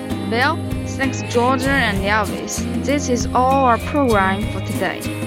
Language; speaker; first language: English; non-native, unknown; Chinese